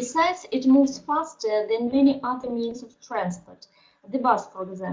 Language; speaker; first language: English; non-native, learner; Russian